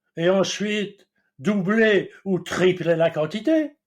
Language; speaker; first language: French; non-native, fluent; English